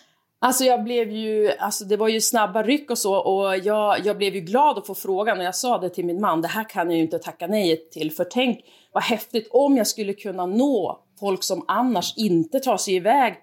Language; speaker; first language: Swedish; native; Swedish